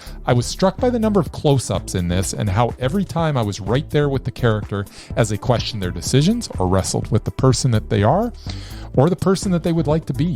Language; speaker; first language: English; native; English